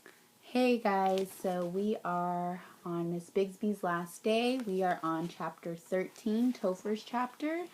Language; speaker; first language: English; native; English